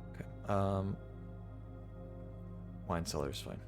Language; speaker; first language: English; native; English